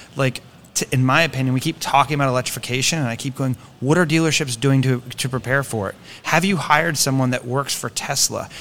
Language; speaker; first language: English; native; English